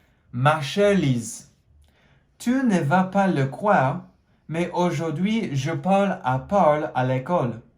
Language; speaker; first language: French; non-native, fluent; English